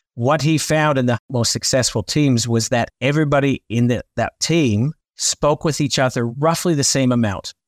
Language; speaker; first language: English; native; English